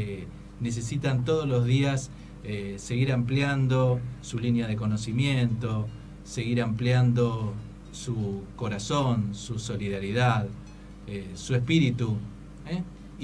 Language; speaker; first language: Spanish; native; Spanish